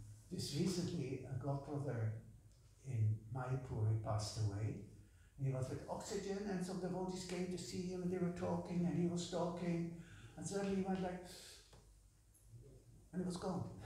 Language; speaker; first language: English; non-native, fluent; Dutch